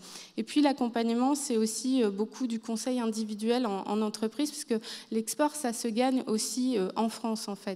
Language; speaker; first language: French; native; French